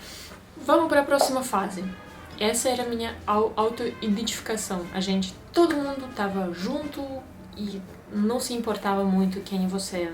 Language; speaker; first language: Portuguese; non-native, fluent; Russian